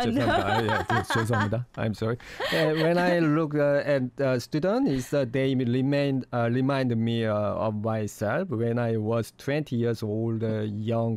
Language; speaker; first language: English; non-native, learner; Korean